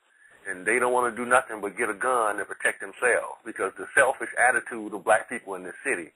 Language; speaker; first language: English; native; English